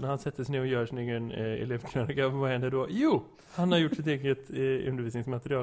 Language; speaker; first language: Swedish; native; Swedish